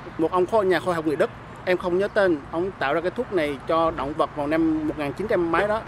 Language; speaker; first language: Vietnamese; early bilingual, other home language; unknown